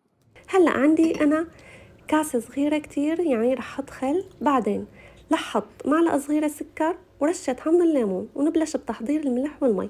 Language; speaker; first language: Arabic; native; Arabic